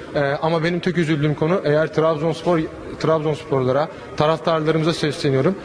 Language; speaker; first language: Turkish; native; Turkish